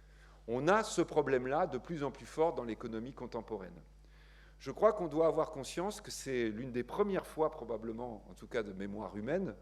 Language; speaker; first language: French; native; French